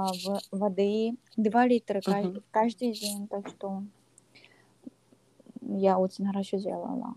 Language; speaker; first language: Russian; non-native, learner; Korean